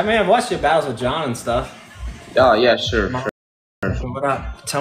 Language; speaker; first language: English; native; English